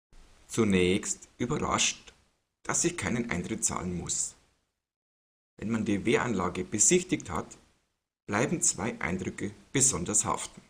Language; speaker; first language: German; native; German